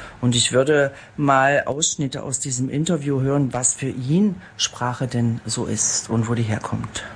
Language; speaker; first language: German; native; German